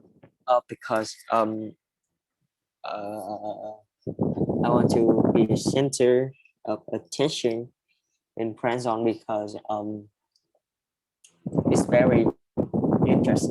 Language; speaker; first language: English; non-native, learner; Vietnamese